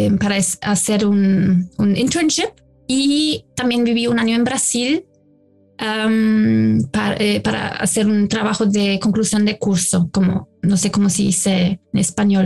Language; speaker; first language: Spanish; non-native, fluent; German